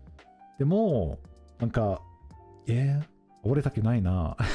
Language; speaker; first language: Japanese; non-native, fluent; English